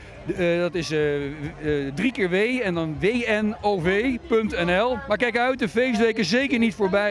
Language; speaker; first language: Dutch; native; Dutch